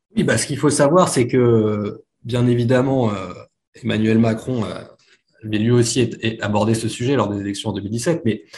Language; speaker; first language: French; native; French